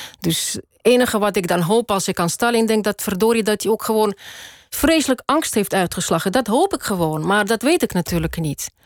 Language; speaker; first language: Dutch; non-native, fluent; Russian